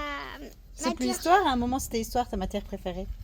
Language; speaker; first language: French; native; French